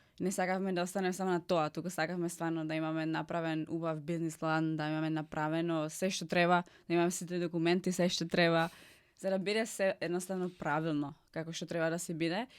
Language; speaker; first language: Macedonian; non-native, fluent; Czech